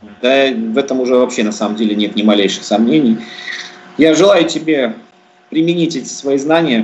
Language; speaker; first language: Russian; native; Russian